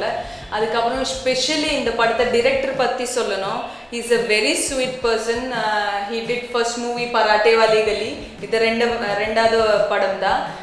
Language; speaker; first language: Tamil; non-native, learner; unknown